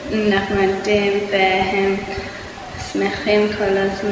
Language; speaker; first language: Hebrew; non-native, learner; English